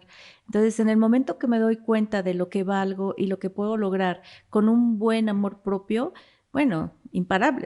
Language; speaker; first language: Spanish; native; Spanish